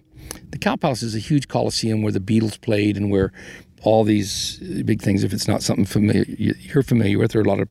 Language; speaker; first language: English; native; English